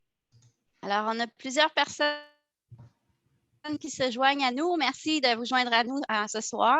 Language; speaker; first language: French; native; French